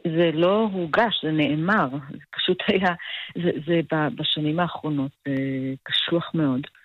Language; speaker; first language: Hebrew; native; Hebrew